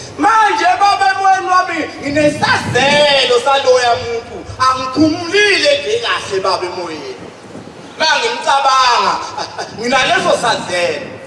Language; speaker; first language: Zulu; native; Zulu